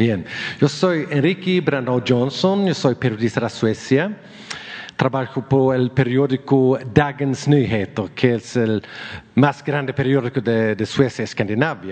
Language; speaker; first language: Spanish; non-native, learner; Swedish